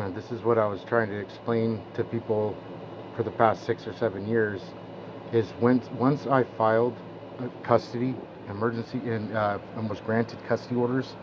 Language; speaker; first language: English; native; English